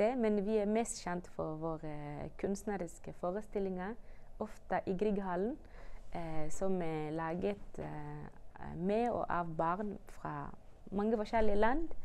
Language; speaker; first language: Norwegian; early bilingual, other home language; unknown